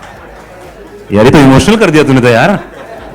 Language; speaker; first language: Hindi; native; Hindi